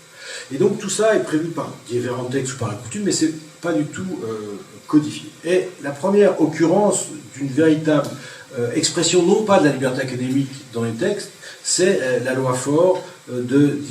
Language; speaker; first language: French; native; French